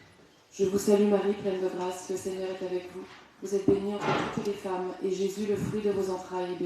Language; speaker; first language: French; native; French